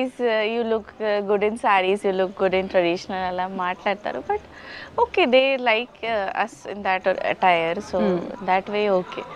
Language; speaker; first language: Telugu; non-native, learner; Bangla